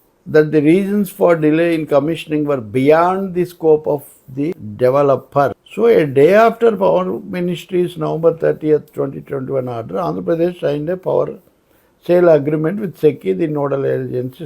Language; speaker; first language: English; non-native, local second language; Telugu